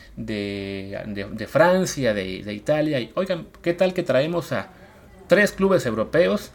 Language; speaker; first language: Spanish; native; Spanish